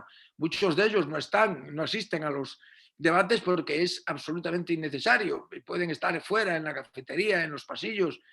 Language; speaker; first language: Spanish; native; Spanish